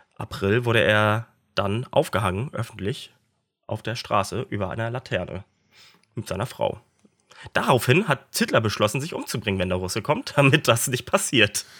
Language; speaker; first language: German; native; German